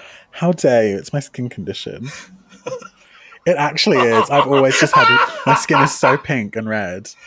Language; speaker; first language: English; native; English